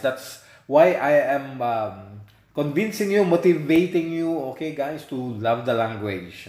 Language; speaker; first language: English; non-native, local second language; Filipino